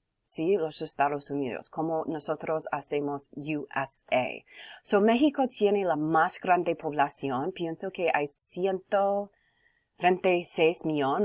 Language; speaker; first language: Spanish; non-native, learner; English